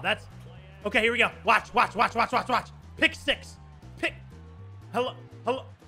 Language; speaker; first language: English; native; English